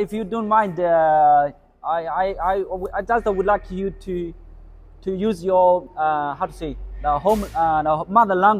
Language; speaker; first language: English; non-native, learner; Chinese